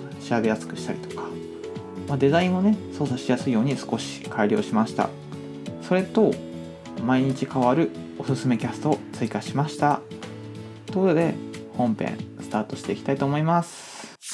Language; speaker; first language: Japanese; native; Japanese